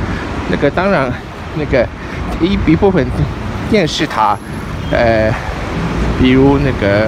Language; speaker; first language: Chinese; non-native, fluent; Japanese